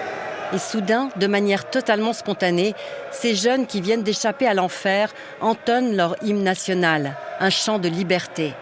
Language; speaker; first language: French; native; French